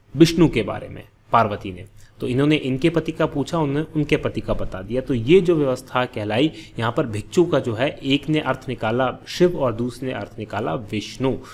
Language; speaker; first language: Hindi; native; Hindi